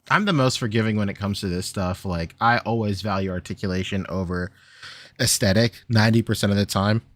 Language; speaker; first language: English; native; English